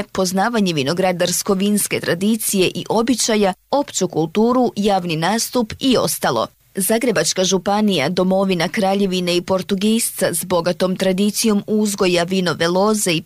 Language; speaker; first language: Serbian; native; Serbian